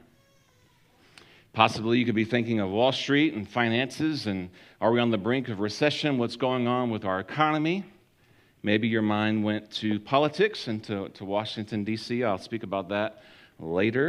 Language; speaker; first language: English; native; English